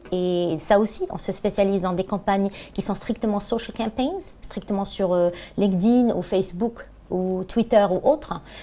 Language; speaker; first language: French; non-native, local second language; Arabic